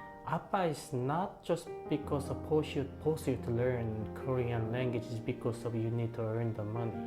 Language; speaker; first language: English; non-native, fluent; Korean